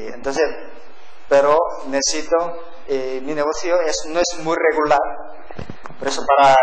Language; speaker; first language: Spanish; non-native, learner; Korean